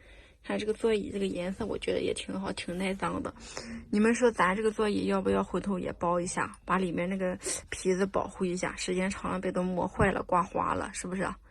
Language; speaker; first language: Chinese; native; Chinese